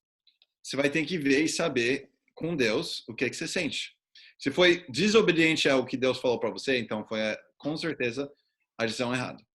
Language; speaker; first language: Portuguese; non-native, fluent; English